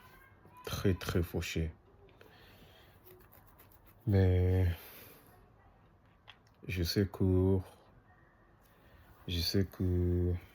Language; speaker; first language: French; non-native, learner; English